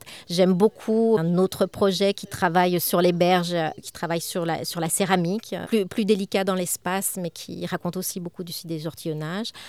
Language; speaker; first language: French; native; French